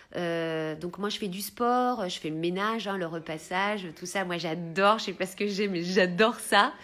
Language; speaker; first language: French; early bilingual, heritage; Italian